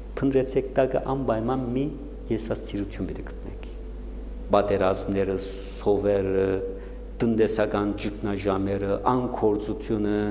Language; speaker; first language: Armenian; native; Armenian